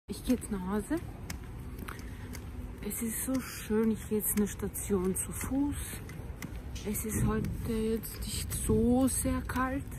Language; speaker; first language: German; early bilingual, heritage; German